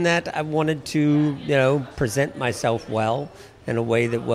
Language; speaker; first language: English; native; English